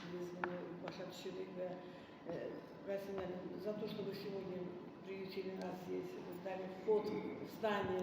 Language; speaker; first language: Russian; non-native, local second language; Azerbaijani